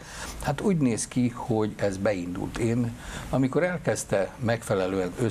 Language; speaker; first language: Hungarian; native; Hungarian